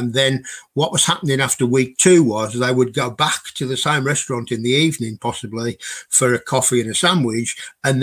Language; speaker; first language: English; native; English